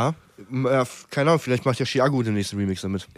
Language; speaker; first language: German; native; German